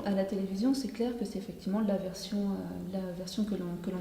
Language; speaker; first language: French; native; French